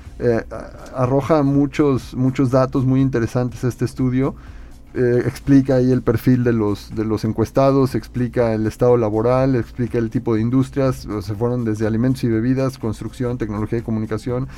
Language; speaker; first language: Spanish; native; Spanish